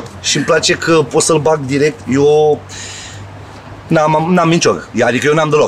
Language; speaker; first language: Romanian; native; Romanian